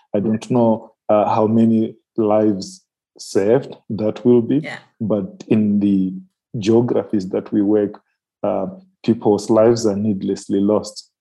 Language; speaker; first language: English; non-native, local second language; Shona